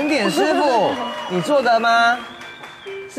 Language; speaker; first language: Chinese; native; Chinese